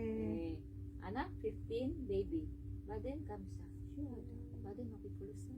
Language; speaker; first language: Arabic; non-native, learner; Filipino